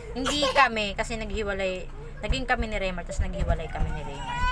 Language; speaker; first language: Filipino; native; Filipino